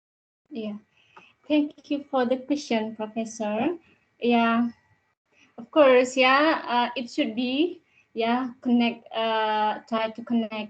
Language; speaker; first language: English; non-native, learner; Indonesian